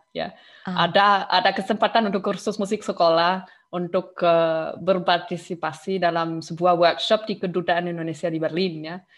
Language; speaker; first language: Indonesian; non-native, fluent; German